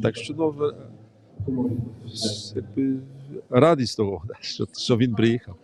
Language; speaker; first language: Ukrainian; non-native, fluent; Polish